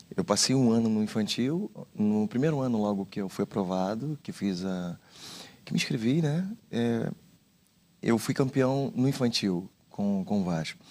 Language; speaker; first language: Portuguese; native; Portuguese